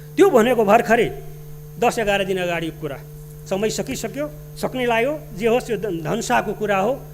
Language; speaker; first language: Nepali; non-native, local second language; Maithili